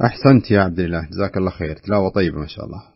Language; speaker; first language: Arabic; native; Arabic